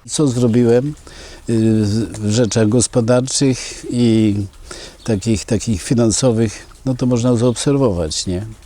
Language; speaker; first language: Polish; native; Polish